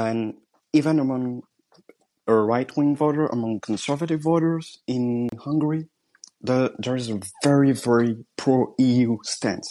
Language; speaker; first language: English; non-native, fluent; French